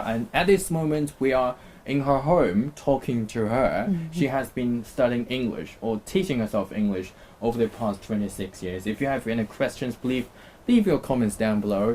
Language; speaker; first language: English; non-native, fluent; Chinese